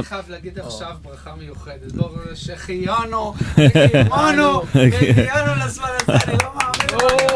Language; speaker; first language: Hebrew; native; Hebrew